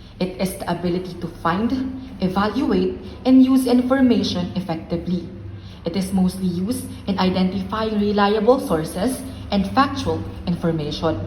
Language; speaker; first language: English; non-native, local second language; Filipino